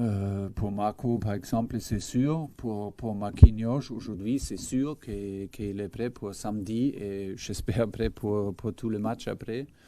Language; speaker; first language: French; non-native, fluent; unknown